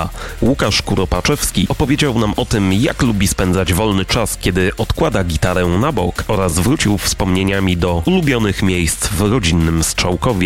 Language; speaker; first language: Polish; native; Polish